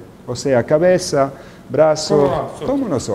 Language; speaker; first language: Spanish; non-native, fluent; Italian